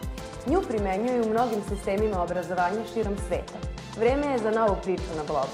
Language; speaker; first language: Bosnian; native; Bosnian